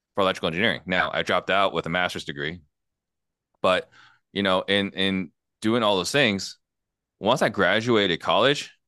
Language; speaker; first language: English; native; English